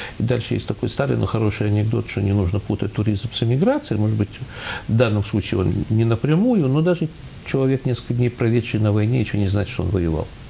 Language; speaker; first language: Russian; native; Russian